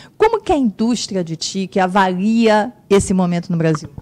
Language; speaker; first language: Portuguese; native; Portuguese